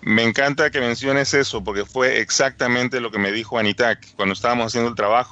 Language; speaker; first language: Spanish; native; Spanish